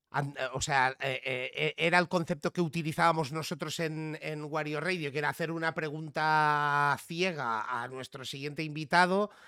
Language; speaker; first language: Spanish; native; Spanish